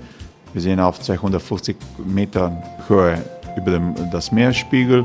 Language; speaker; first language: German; non-native, learner; Croatian